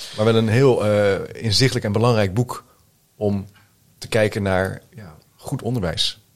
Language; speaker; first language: Dutch; native; Dutch